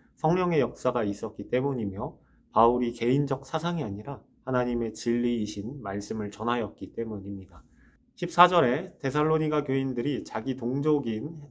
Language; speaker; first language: Korean; native; Korean